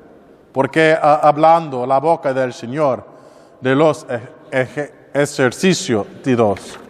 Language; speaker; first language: Spanish; non-native, learner; English